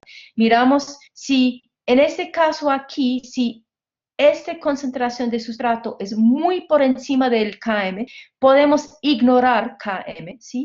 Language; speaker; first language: Spanish; non-native, fluent; English